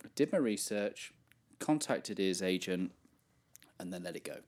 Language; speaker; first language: English; native; English